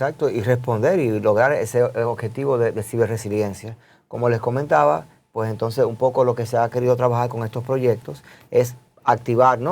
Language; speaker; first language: Spanish; native; Spanish